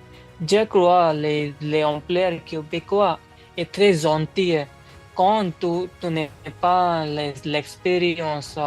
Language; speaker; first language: French; non-native, learner; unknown